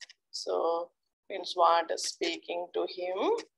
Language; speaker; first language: English; non-native, local second language; Telugu